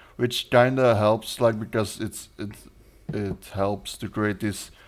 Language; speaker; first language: English; non-native, fluent; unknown